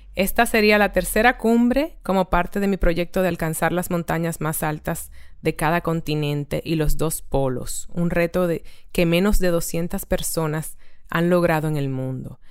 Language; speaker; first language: Spanish; native; Spanish